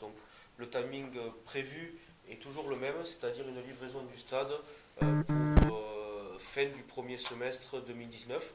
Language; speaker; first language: French; native; French